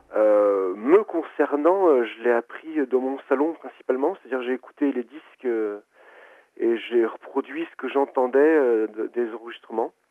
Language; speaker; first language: French; native; French